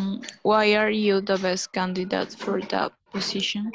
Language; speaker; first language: English; non-native, learner; Spanish